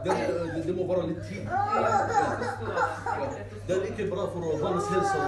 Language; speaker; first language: Norwegian; non-native, learner; Somali